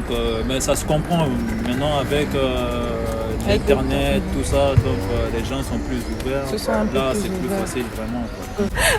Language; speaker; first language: French; non-native, local second language; Bambara